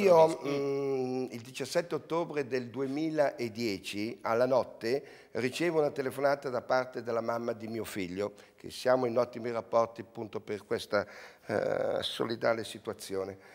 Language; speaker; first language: Italian; native; Italian